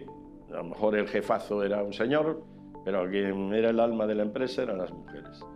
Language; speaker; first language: Spanish; native; Spanish